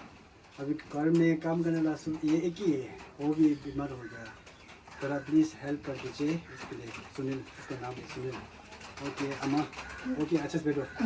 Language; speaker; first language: Hindi; non-native, local second language; Tibetan